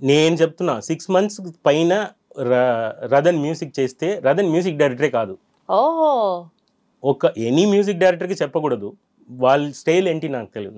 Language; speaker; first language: Telugu; non-native, fluent; Tamil